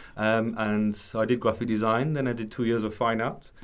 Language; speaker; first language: English; non-native, fluent; French